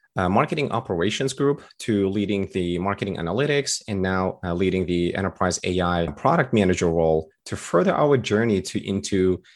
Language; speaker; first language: English; early bilingual, other home language; Tajik